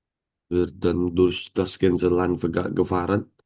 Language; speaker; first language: German; non-native, learner; Indonesian